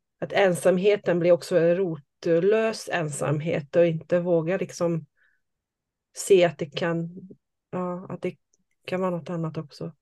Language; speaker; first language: Swedish; non-native, fluent; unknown